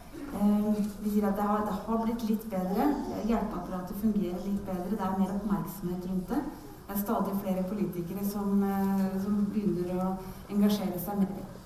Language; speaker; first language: Norwegian; native; Norwegian